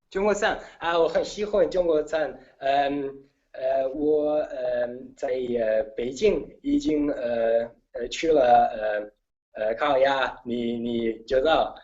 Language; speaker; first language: Chinese; non-native, learner; Italian